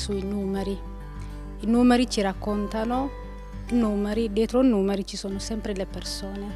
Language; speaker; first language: Italian; non-native, fluent; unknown